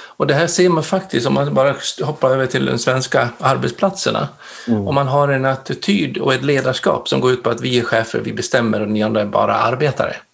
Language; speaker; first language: Swedish; native; Swedish